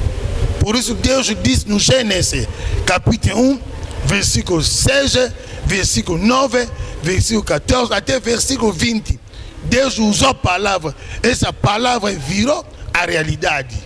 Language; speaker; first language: Portuguese; non-native, learner; Lingala